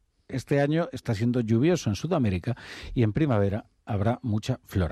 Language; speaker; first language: Spanish; native; Spanish